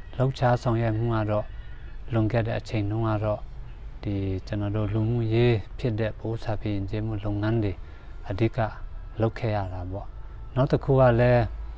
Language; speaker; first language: Burmese; non-native, local second language; Pa'o Karen